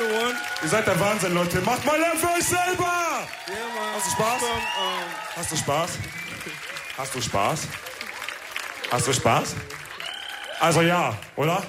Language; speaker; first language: German; early bilingual, other home language; Wolof